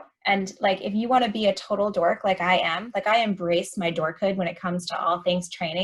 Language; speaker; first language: English; native; English